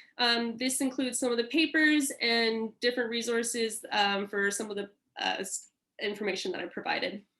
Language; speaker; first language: English; native; English